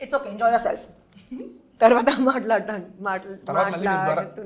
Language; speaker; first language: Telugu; non-native, learner; Hindi